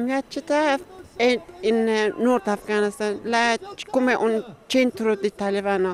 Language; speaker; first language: Italian; non-native, learner; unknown